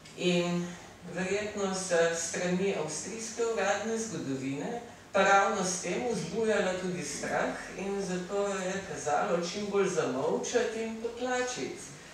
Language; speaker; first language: Slovenian; native; Slovenian